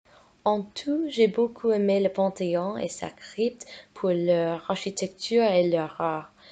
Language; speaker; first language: French; non-native, fluent; English